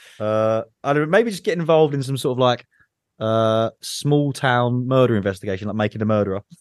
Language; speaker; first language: English; native; English